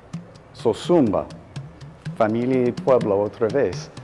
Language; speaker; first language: Spanish; non-native, fluent; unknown